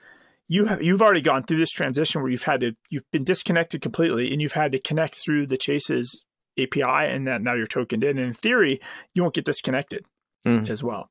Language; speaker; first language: English; native; English